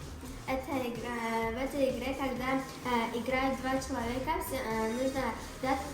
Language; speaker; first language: Russian; non-native, local second language; Tajik